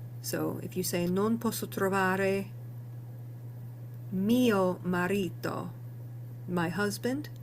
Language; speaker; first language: Italian; non-native, learner; English